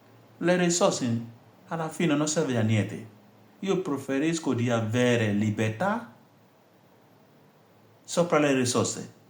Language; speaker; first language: Italian; non-native, fluent; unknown